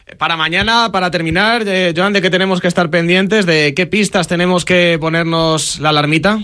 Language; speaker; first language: Spanish; native; Spanish